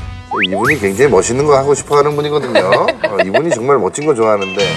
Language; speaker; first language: Korean; native; Korean